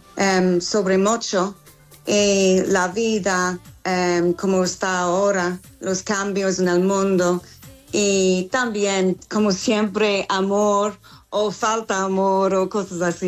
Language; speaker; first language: Spanish; non-native, fluent; English